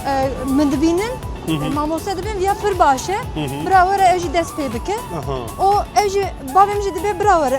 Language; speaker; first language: Kurdish; non-native, local second language; Turkish